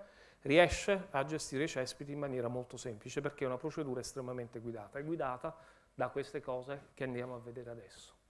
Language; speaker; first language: Italian; native; Italian